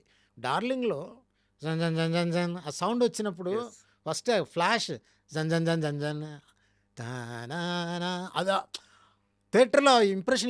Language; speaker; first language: Telugu; non-native, learner; Tamil